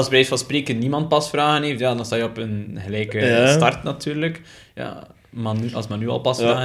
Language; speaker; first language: Dutch; native; Dutch